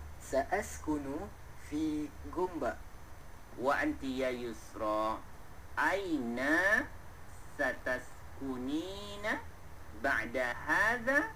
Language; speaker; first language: Arabic; non-native, fluent; Malay